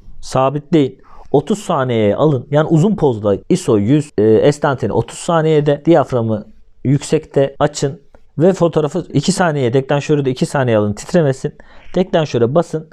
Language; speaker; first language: Turkish; native; Turkish